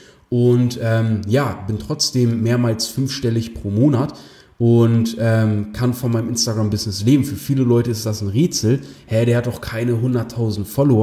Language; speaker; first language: German; native; German